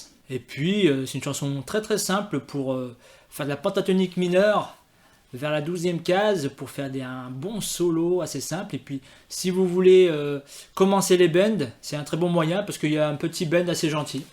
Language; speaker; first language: French; native; French